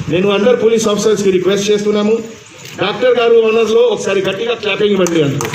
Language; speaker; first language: Telugu; non-native, fluent; Hindi